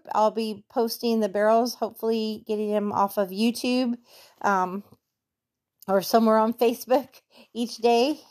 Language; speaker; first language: English; native; English